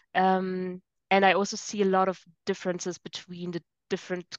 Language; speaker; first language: English; non-native, fluent; German